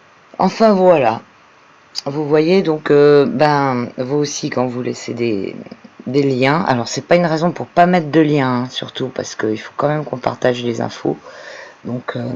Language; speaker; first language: French; native; French